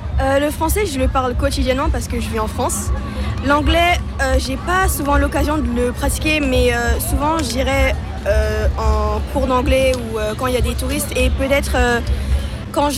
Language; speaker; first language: French; early bilingual, other home language; Khmer